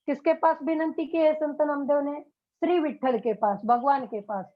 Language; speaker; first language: Hindi; non-native, local second language; Marathi